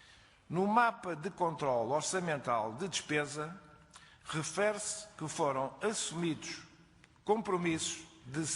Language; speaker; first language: Portuguese; native; Portuguese